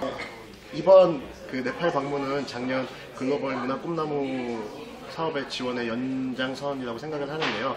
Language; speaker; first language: Korean; native; Korean